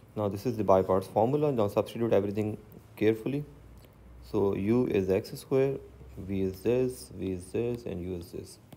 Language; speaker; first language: English; non-native, local second language; Urdu